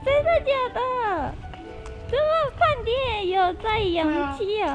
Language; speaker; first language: Chinese; non-native, learner; Japanese